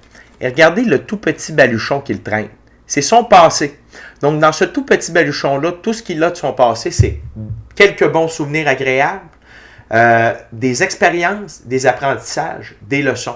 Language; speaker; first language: French; native; French